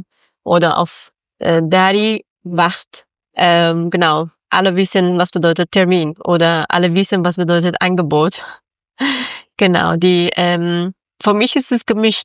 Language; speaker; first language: German; non-native, learner; Persian